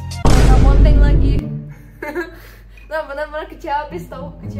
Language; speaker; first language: Indonesian; early bilingual, other home language; Russian